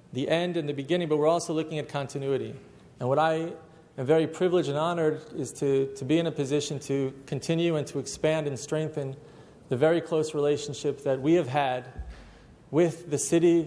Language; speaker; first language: English; native; English